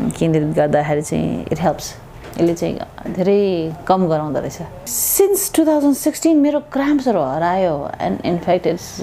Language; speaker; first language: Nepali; non-native, local second language; Tibetan